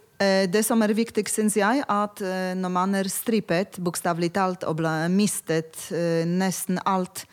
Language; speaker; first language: Norwegian; non-native, fluent; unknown